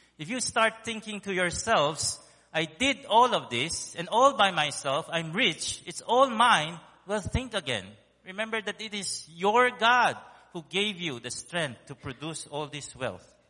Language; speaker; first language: English; non-native, local second language; Min Nan Chinese